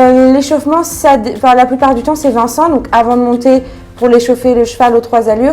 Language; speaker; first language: French; native; French